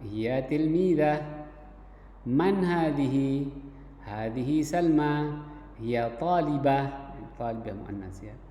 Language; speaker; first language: Arabic; non-native, fluent; Indonesian